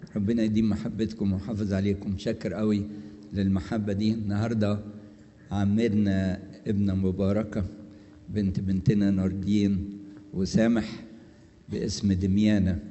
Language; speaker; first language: Arabic; native; Arabic